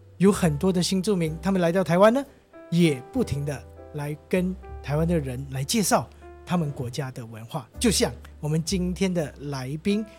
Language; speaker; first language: Chinese; native; Chinese